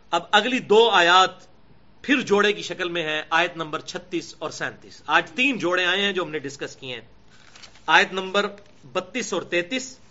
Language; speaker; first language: Urdu; non-native, local second language; Punjabi